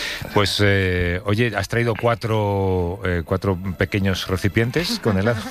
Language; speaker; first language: Spanish; native; Spanish